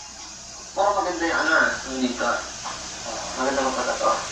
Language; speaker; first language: Filipino; non-native, learner; English